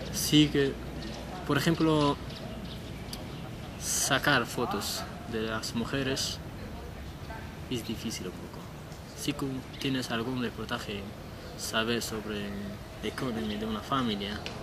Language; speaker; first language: Spanish; non-native, learner; Persian